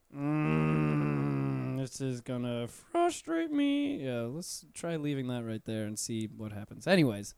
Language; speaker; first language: English; native; English